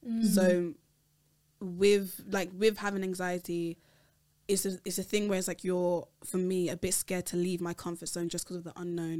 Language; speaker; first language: English; native; English